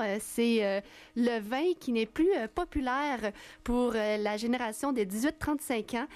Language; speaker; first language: French; native; French